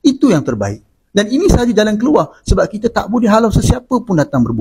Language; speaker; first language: Malay; native; Malay